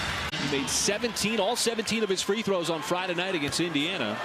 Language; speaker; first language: English; native; English